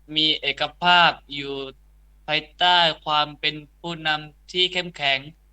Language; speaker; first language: Thai; non-native, local second language; Pattani Malay